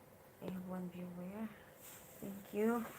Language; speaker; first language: English; non-native, learner; Hiligaynon